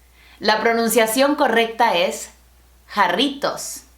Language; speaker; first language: Spanish; non-native, fluent; English